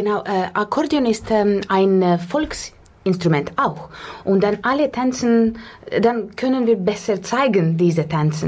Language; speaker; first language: German; non-native, learner; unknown